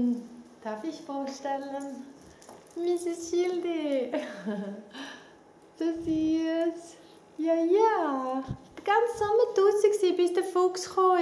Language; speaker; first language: German; non-native, fluent; Swedish